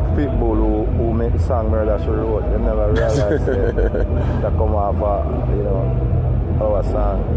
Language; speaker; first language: English; non-native, local second language; Jamaican Creole English